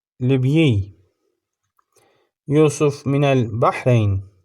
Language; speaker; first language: Arabic; non-native, learner; Turkish